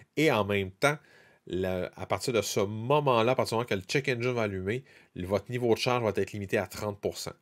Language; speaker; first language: French; native; French